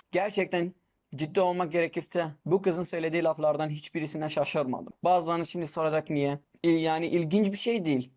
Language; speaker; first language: Turkish; non-native, local second language; Kurdish